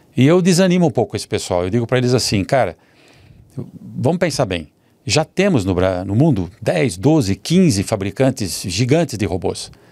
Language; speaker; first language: Portuguese; early bilingual, other home language; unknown